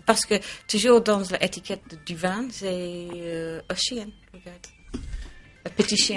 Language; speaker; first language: French; non-native, learner; English